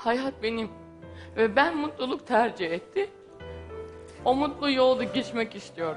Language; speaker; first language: Turkish; non-native, learner; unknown